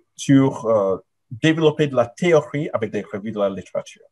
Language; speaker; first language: French; non-native, fluent; English